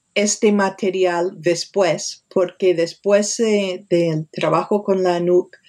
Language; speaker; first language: Spanish; non-native, fluent; English